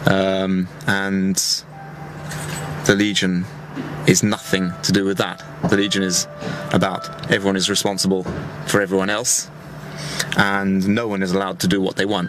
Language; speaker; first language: English; native; English